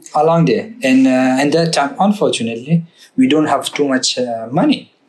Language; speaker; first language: English; non-native, learner; Persian